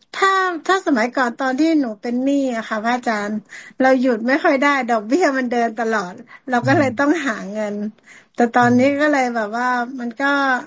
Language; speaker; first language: Thai; native; Thai